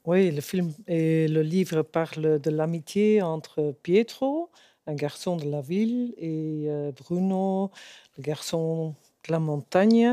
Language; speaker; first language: French; non-native, fluent; Dutch